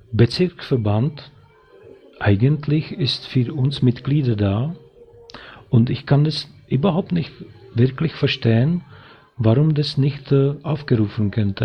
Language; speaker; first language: German; non-native, fluent; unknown